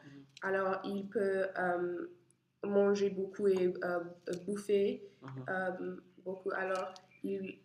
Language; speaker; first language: French; non-native, learner; English